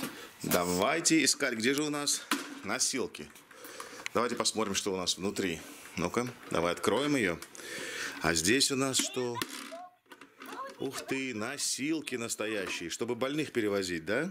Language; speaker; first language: Russian; native; Russian